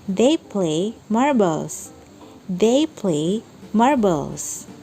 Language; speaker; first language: English; non-native, fluent; Indonesian